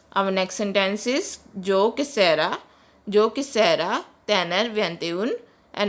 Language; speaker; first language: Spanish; non-native, learner; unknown